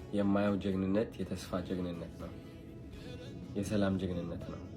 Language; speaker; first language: Amharic; non-native, local second language; Tigrinya